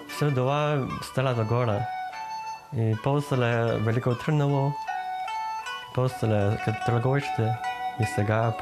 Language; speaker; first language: Bulgarian; non-native, learner; Chinese